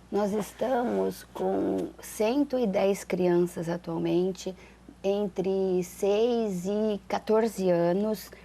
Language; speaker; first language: Portuguese; native; Portuguese